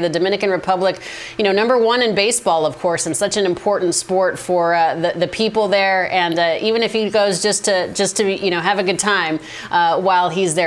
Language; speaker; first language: English; native; English